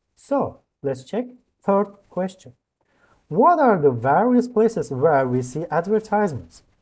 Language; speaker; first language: English; non-native, fluent; Turkish